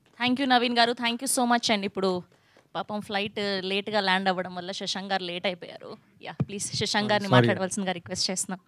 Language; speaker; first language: Telugu; native; Telugu